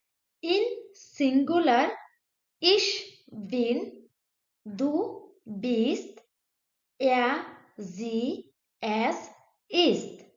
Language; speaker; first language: German; non-native, learner; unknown